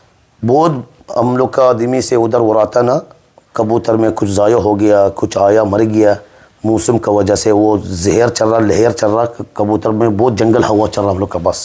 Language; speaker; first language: Hindi; non-native, learner; Arabic